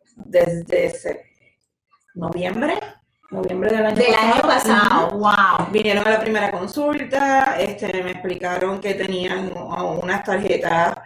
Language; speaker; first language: Spanish; native; Spanish